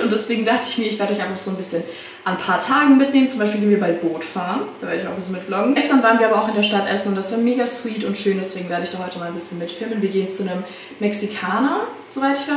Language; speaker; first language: German; native; German